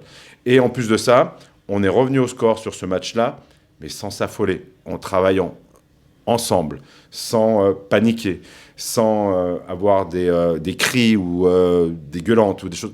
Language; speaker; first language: French; native; French